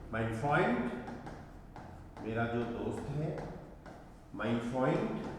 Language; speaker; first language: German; non-native, fluent; Hindi